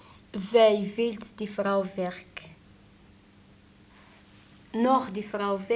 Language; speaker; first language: Dutch; non-native, learner; Arabic